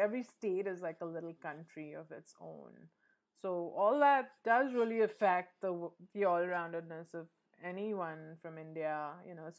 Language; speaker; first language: English; native; English